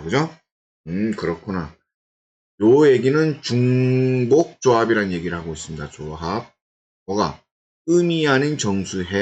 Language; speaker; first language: Korean; native; Korean